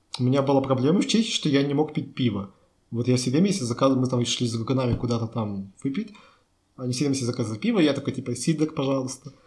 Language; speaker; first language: Russian; native; Russian